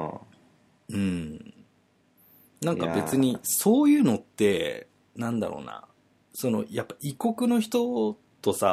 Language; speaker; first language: Japanese; native; Japanese